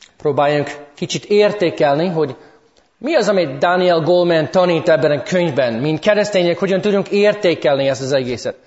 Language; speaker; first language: Hungarian; early bilingual, heritage; English